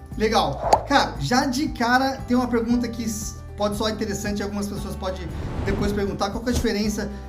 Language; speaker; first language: Portuguese; native; Portuguese